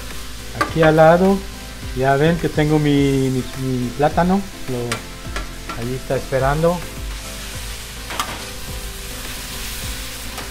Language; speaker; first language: Spanish; non-native, fluent; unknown